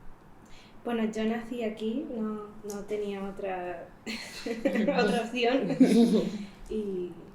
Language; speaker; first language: Spanish; early bilingual, other home language; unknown